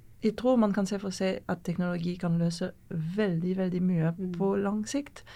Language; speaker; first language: Norwegian; non-native, fluent; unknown